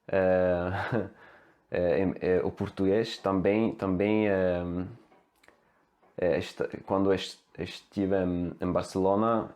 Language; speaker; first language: Portuguese; non-native, fluent; Swedish